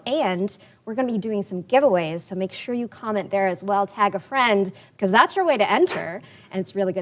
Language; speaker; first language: English; native; English